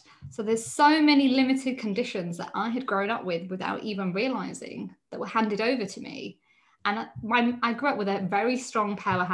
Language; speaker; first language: English; native; English